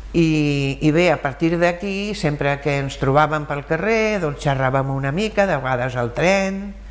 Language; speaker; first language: Catalan; early bilingual, other home language; German